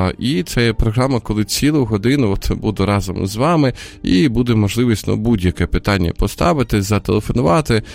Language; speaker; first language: Ukrainian; non-native, local second language; Russian